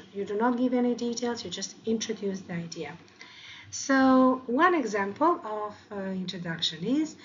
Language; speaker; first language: English; non-native, fluent; Albanian